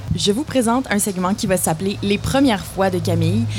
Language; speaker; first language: French; native; French